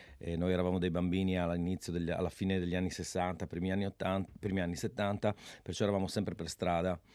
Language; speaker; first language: Italian; native; Italian